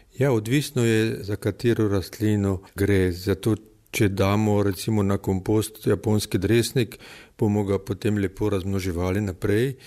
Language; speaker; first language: Slovenian; native; Slovenian